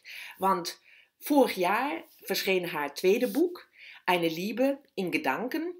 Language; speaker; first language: Dutch; non-native, fluent; German